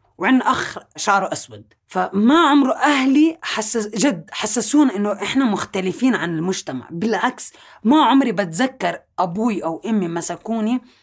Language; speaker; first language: Arabic; native; Arabic